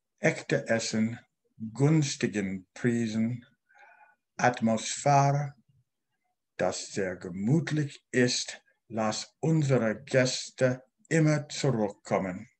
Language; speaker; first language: German; non-native, learner; English